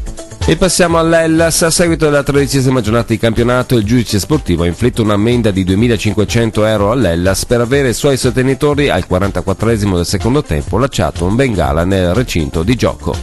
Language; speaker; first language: Italian; native; Italian